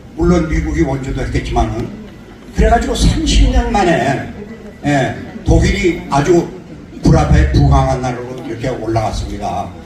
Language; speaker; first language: Korean; native; Korean